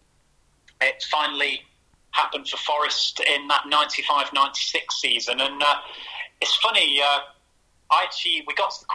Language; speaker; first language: English; native; English